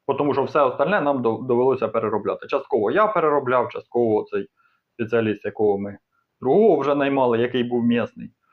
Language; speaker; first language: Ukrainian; native; Ukrainian